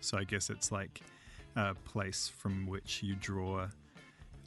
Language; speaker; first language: English; native; English